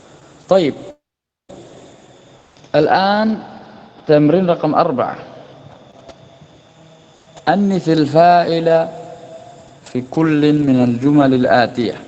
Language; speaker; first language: Arabic; non-native, fluent; Indonesian